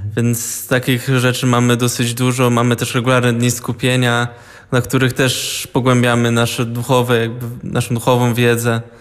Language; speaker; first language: Polish; early bilingual, heritage; Polish